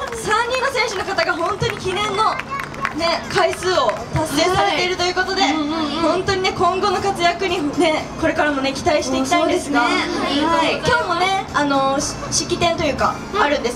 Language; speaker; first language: Japanese; native; Japanese